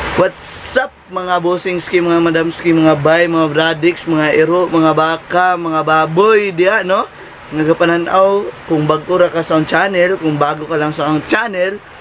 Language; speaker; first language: Filipino; non-native, local second language; Cebuano